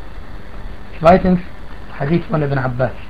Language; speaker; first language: German; non-native, fluent; Arabic